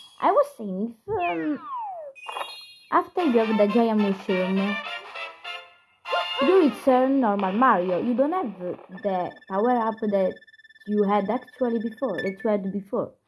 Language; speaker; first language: English; non-native, learner; Italian